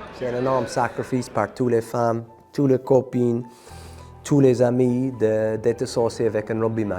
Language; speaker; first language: French; non-native, fluent; English